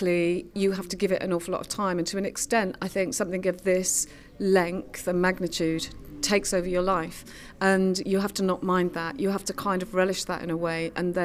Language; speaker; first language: English; native; English